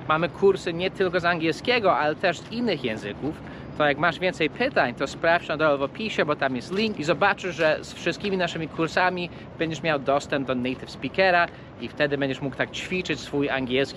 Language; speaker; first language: Polish; non-native, fluent; English